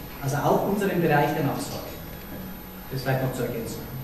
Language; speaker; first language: German; native; German